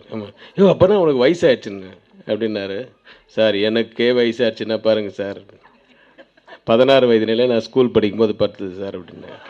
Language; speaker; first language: Tamil; native; Tamil